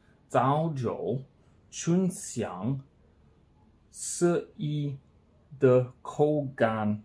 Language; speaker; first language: Chinese; non-native, learner; English